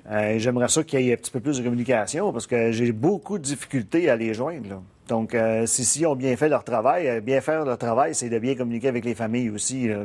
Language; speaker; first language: French; native; French